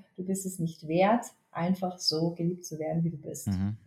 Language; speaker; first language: German; native; German